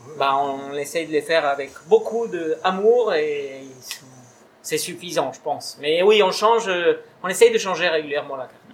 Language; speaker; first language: French; non-native, fluent; Spanish